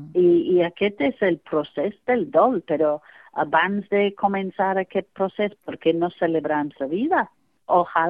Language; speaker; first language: Catalan; non-native, fluent; English